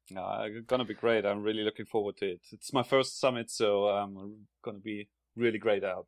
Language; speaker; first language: English; non-native, fluent; German